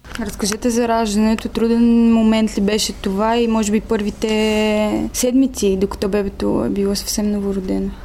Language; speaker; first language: Bulgarian; native; Bulgarian